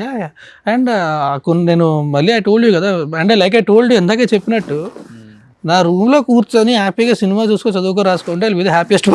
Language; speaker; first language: Telugu; native; Telugu